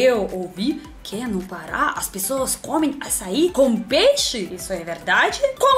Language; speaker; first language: Portuguese; non-native, learner; Russian